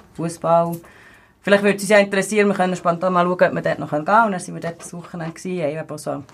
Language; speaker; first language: German; native; German